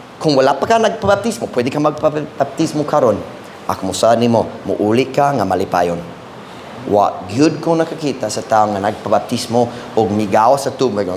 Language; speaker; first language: Cebuano; non-native, fluent; English